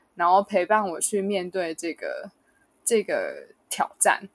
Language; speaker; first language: Chinese; native; Chinese